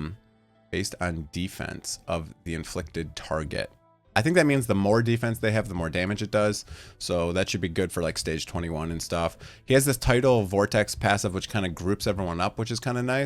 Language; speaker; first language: English; native; English